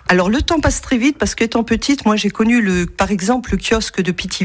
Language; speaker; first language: French; native; French